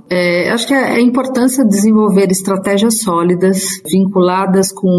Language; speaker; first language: Portuguese; native; Portuguese